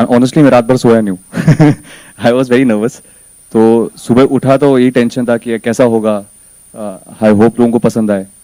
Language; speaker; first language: Hindi; native; Hindi